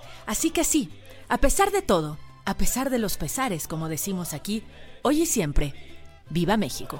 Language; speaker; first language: Spanish; native; Spanish